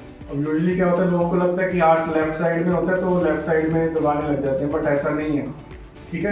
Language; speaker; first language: Hindi; native; Hindi